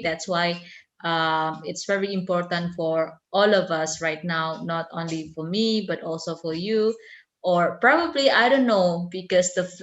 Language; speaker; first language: English; non-native, fluent; Indonesian